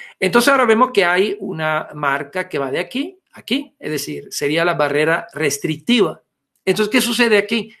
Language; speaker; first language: Spanish; non-native, fluent; Italian